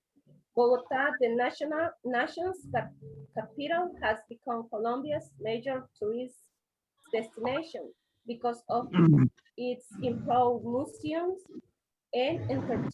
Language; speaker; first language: English; non-native, learner; Spanish